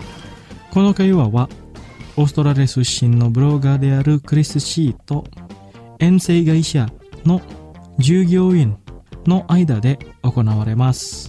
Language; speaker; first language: Japanese; non-native, fluent; Indonesian